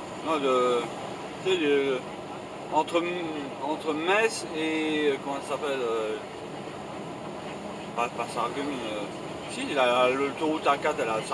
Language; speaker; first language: French; native; French